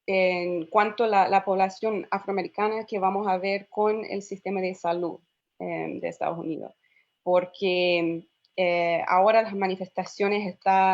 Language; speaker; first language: Spanish; non-native, fluent; English